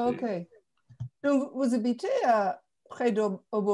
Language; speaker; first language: French; non-native, fluent; English